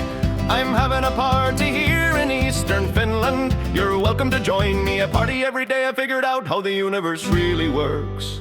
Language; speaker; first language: English; non-native, fluent; Finnish